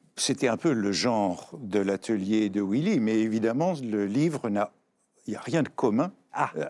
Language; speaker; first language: French; native; French